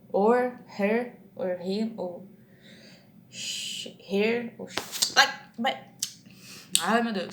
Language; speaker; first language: English; non-native, learner; Portuguese